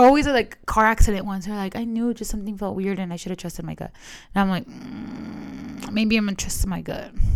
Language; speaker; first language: English; early bilingual, other home language; Spanish